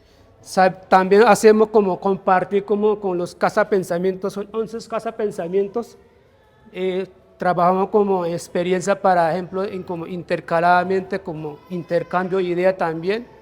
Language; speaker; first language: Spanish; non-native, local second language; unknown